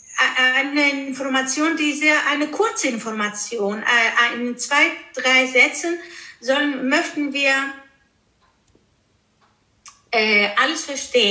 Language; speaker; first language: German; early bilingual, other home language; Greek